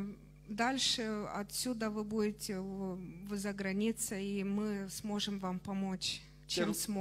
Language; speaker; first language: Russian; non-native, fluent; Romanian